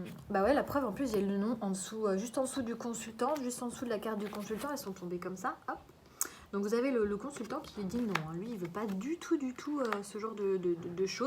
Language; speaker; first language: French; native; French